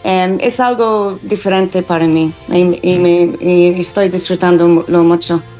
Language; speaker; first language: Spanish; non-native, fluent; English